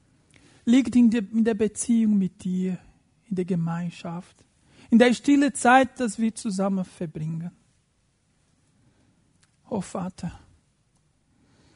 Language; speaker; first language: German; non-native, fluent; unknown